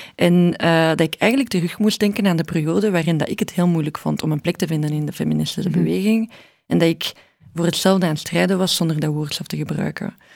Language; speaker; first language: Dutch; early bilingual, other home language; Arabic